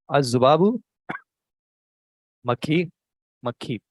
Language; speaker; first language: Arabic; non-native, fluent; Urdu